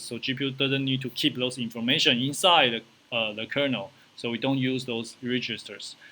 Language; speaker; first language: English; non-native, fluent; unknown